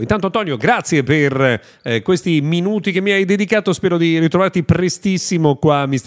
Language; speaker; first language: Italian; native; Italian